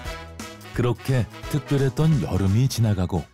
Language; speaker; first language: Korean; native; Korean